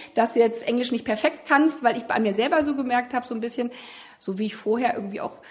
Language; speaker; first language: German; native; German